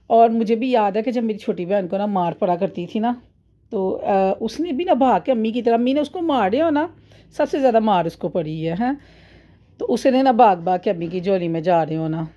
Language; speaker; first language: Urdu; non-native, local second language; Punjabi